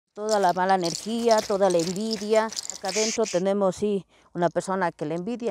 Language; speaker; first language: Spanish; native; Spanish